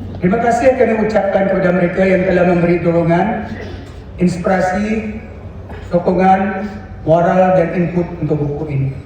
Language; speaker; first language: Malay; non-native, local second language; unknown